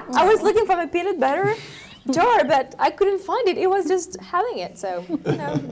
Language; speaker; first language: English; non-native, fluent; French